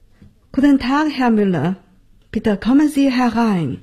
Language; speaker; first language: German; non-native, fluent; Chinese